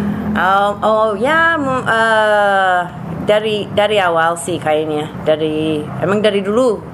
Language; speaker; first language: Indonesian; non-native, fluent; English